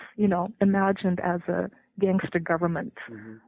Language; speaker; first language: English; non-native, fluent; German